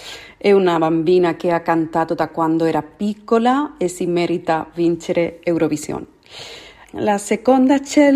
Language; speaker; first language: Italian; non-native, fluent; Spanish